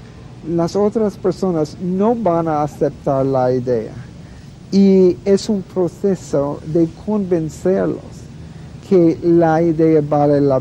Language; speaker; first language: Spanish; non-native, fluent; English